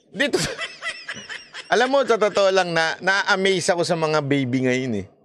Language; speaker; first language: Filipino; native; Filipino